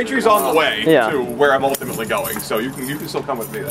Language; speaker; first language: English; native; English